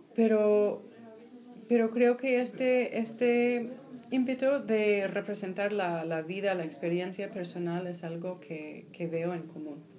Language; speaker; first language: Spanish; non-native, fluent; English